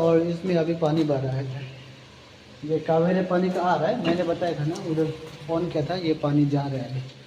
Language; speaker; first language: Hindi; non-native, local second language; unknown